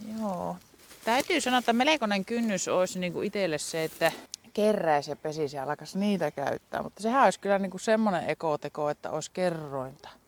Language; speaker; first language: Finnish; native; Finnish